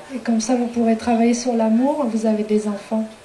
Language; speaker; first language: French; native; French